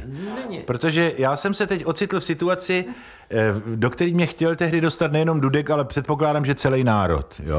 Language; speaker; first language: Czech; native; Czech